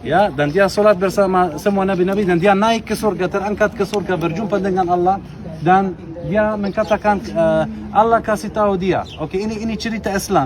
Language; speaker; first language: Indonesian; non-native, fluent; Arabic